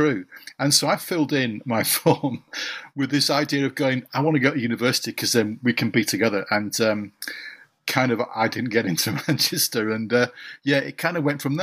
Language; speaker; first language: English; native; English